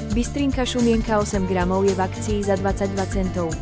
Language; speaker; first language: Slovak; native; Slovak